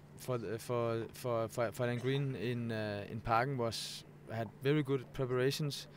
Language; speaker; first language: English; non-native, fluent; Danish